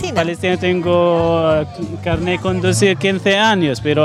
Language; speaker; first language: Spanish; non-native, learner; Arabic